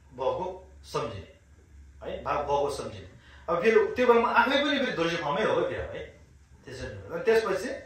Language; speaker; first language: Nepali; non-native, local second language; Sherpa